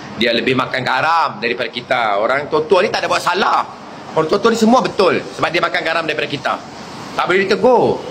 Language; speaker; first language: Malay; native; Malay